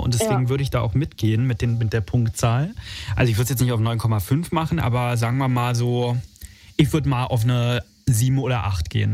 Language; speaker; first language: German; native; German